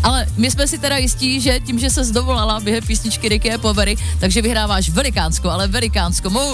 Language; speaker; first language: Czech; native; Czech